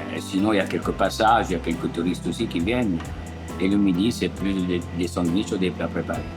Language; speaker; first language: French; non-native, fluent; Italian